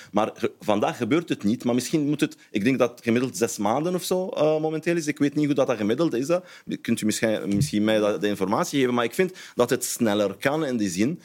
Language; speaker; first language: Dutch; non-native, fluent; Arabic